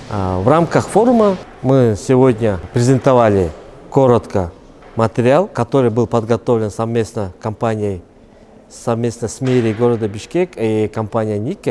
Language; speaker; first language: Russian; non-native, local second language; Kyrgyz